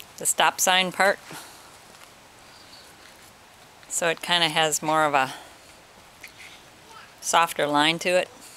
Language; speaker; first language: English; native; English